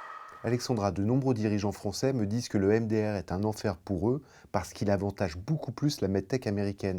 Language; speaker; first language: French; native; French